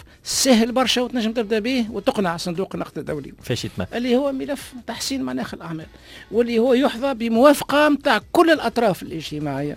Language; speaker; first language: Arabic; native; Arabic